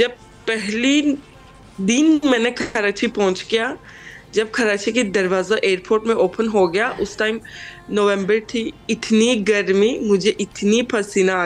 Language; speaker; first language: Hindi; non-native, fluent; Turkish